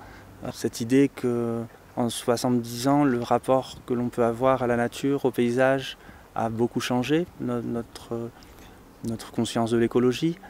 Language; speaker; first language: French; native; French